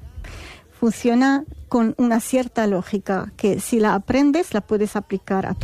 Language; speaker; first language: Spanish; non-native, fluent; Arabic